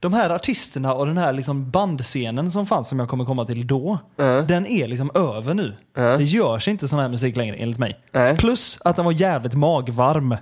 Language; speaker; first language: Swedish; native; Swedish